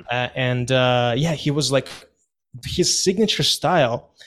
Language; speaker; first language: English; non-native, fluent; Russian